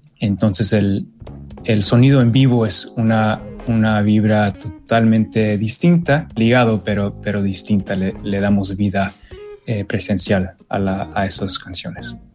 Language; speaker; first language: Spanish; early bilingual, other home language; English